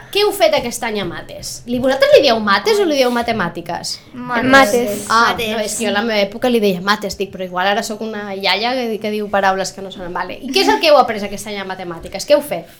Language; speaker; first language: Catalan; native; Catalan